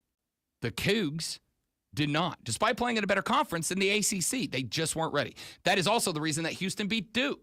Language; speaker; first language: English; native; English